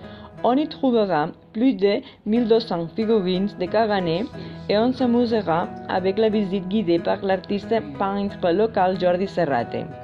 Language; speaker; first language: French; non-native, fluent; Catalan